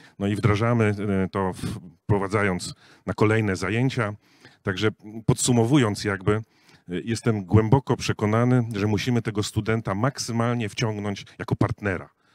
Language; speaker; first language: Polish; native; Polish